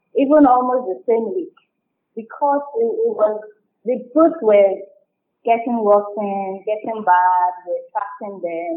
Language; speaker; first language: English; non-native, local second language; Yoruba